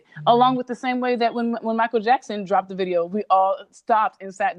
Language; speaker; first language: English; native; English